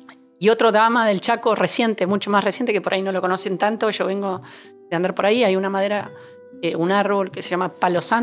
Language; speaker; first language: Spanish; native; Spanish